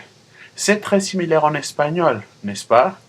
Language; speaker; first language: French; non-native, fluent; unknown